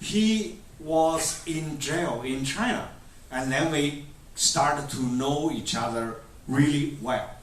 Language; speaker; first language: English; non-native, fluent; Chinese